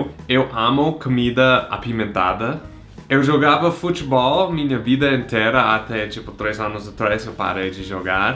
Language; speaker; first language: Portuguese; non-native, fluent; English